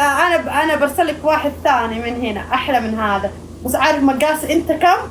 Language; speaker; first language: Arabic; native; Arabic